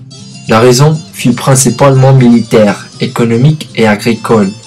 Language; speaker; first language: French; non-native, learner; Spanish